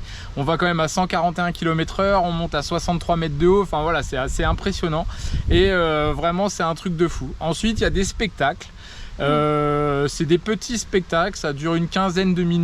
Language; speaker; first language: French; native; French